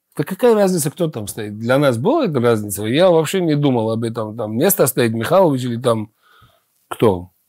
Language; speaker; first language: Russian; non-native, fluent; Georgian